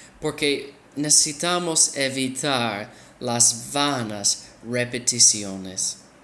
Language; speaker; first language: Spanish; non-native, fluent; English